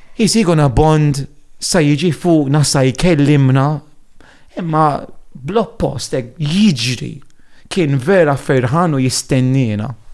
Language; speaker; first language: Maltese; non-native, fluent; Italian